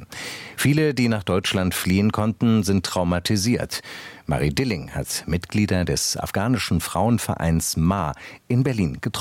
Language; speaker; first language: German; native; German